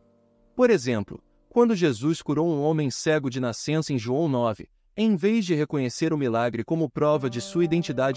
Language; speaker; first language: Portuguese; native; Portuguese